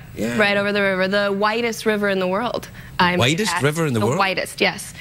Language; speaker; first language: English; non-native, fluent; Spanish